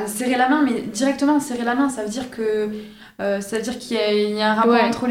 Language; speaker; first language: French; native; French